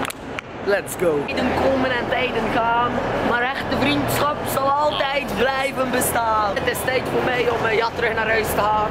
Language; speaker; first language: Dutch; native; Dutch